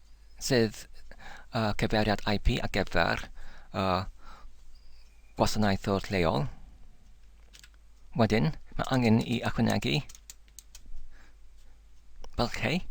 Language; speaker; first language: Welsh; non-native, learner; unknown